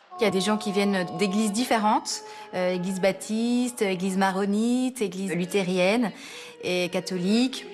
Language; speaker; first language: French; native; French